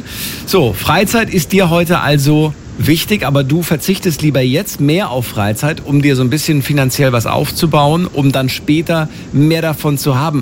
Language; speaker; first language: German; native; German